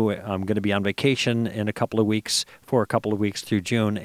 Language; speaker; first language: English; native; English